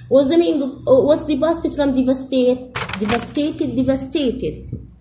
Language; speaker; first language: English; non-native, fluent; Arabic